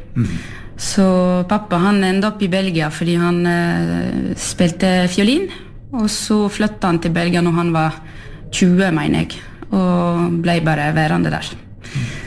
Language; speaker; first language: Norwegian; non-native, fluent; French